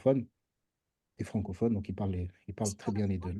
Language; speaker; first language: French; native; French